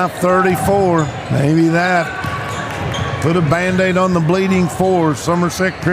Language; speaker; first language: English; native; English